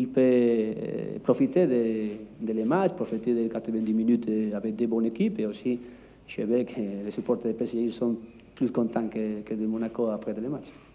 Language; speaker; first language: French; non-native, learner; Spanish